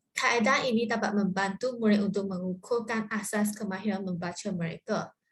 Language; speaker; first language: Malay; non-native, local second language; Chinese